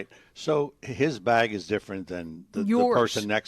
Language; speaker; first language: English; native; English